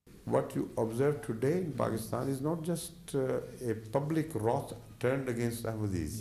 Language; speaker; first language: English; non-native, local second language; Punjabi